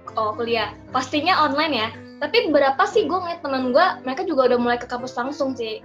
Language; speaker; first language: Indonesian; native; Indonesian